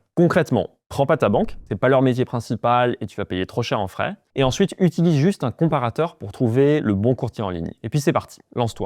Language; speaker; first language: French; native; French